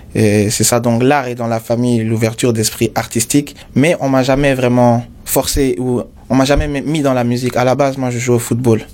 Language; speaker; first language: French; non-native, local second language; Mossi